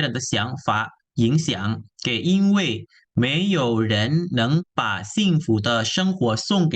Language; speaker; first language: Chinese; non-native, fluent; Indonesian